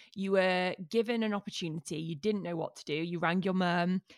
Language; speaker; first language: English; native; English